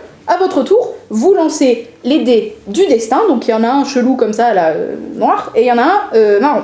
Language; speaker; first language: French; native; French